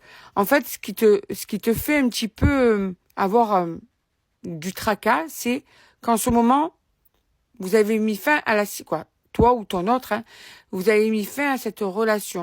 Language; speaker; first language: French; native; French